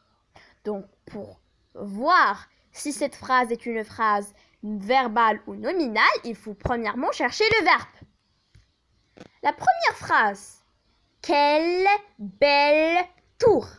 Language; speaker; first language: French; non-native, local second language; Arabic